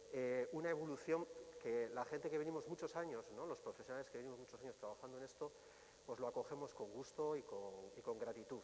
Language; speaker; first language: Spanish; native; Spanish